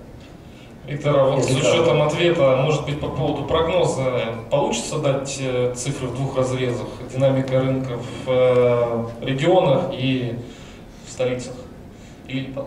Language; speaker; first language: Russian; native; Russian